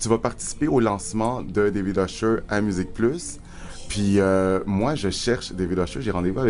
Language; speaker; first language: French; native; French